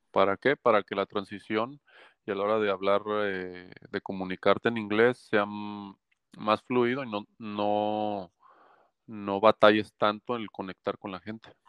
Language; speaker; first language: Spanish; native; Spanish